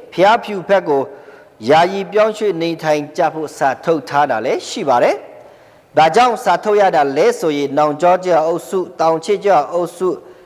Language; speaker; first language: Burmese; non-native, local second language; Pa'o Karen